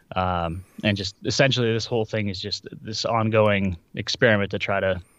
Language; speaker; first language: English; early bilingual, other home language; Russian